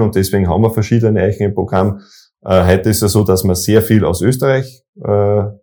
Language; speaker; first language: German; native; German